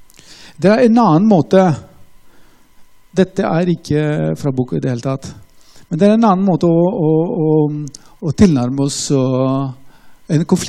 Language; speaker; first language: Norwegian; non-native, fluent; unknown